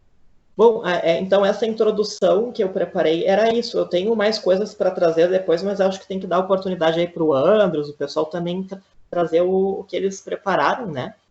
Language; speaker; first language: Portuguese; native; Portuguese